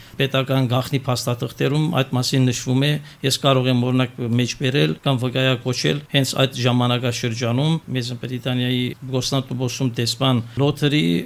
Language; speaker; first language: Armenian; native; Armenian